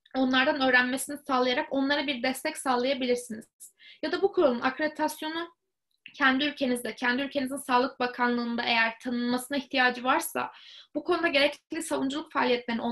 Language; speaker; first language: Turkish; native; Turkish